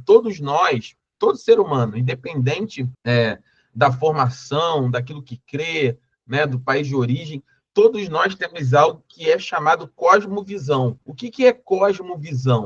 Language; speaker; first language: Portuguese; native; Portuguese